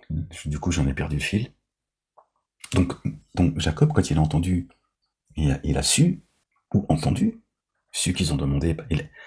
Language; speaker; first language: French; native; French